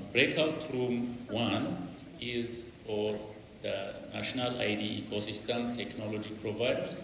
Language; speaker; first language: English; non-native, local second language; Amharic